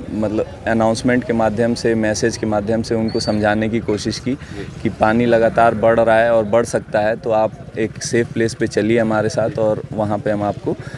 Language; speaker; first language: Hindi; native; Hindi